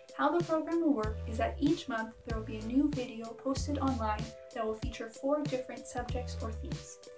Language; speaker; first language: English; native; English